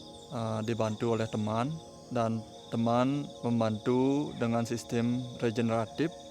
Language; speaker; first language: Indonesian; non-native, local second language; Balinese